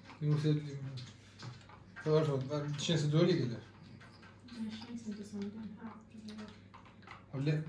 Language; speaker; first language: Swedish; early bilingual, other home language; Turkish